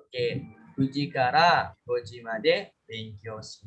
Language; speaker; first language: Japanese; non-native, fluent; Indonesian